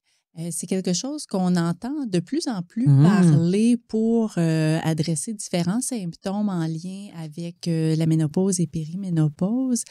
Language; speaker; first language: French; native; French